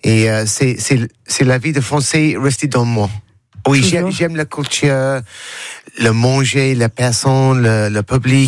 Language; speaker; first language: French; non-native, learner; English